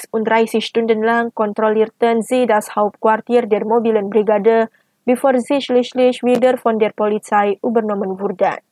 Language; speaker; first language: German; non-native, fluent; Indonesian